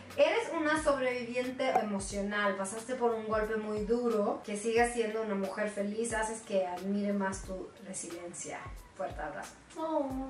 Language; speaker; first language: Spanish; non-native, fluent; Swedish